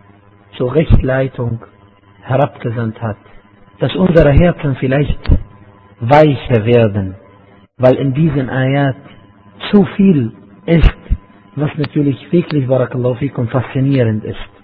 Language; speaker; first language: German; non-native, fluent; Arabic